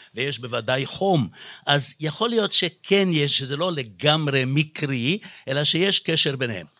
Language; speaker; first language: Hebrew; non-native, fluent; Hungarian